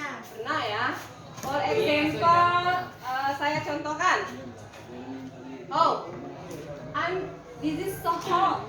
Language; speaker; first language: English; non-native, learner; Indonesian